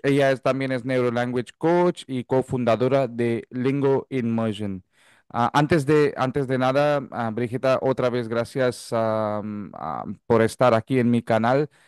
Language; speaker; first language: Spanish; non-native, fluent; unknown